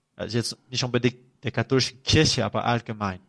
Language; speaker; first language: German; non-native, fluent; French